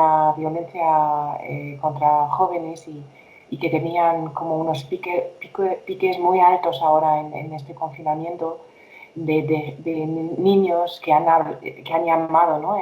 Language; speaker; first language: Spanish; non-native, fluent; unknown